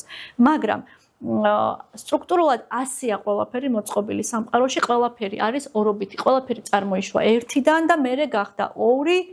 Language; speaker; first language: Georgian; native; Georgian